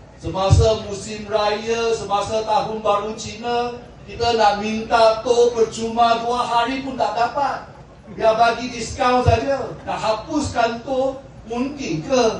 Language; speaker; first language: Malay; non-native, local second language; Chinese